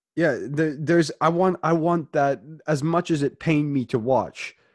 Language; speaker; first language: English; non-native, fluent; German